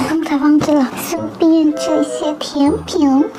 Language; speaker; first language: Chinese; non-native, learner; Korean